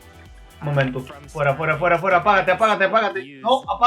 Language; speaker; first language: Spanish; native; Spanish